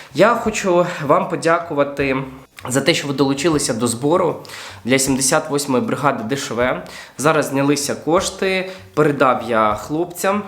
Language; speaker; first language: Ukrainian; non-native, local second language; Russian